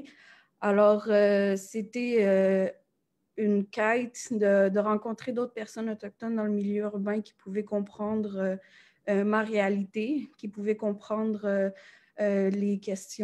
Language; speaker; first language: French; native; French